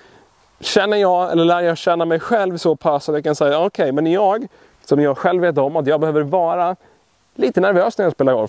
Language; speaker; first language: Swedish; native; Swedish